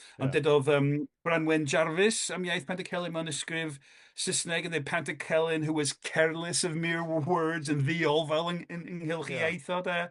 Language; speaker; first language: Welsh; non-native, fluent; English